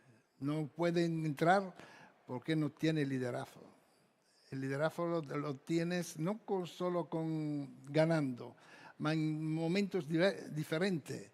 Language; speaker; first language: Spanish; non-native, fluent; Italian